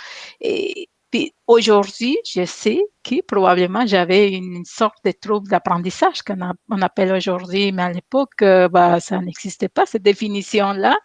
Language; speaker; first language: French; non-native, fluent; Spanish